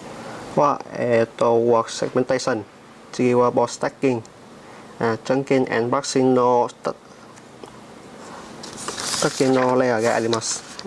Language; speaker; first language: Japanese; non-native, learner; Vietnamese